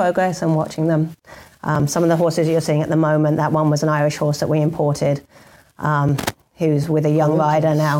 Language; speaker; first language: English; native; English